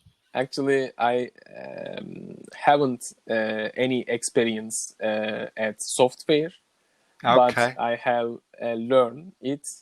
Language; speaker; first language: English; non-native, learner; Turkish